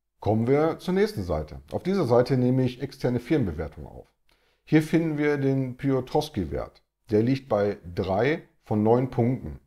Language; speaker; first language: German; native; German